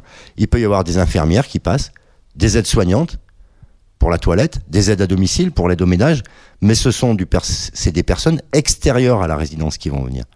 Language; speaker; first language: French; native; French